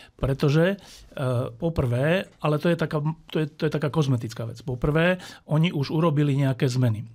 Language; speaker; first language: Slovak; native; Slovak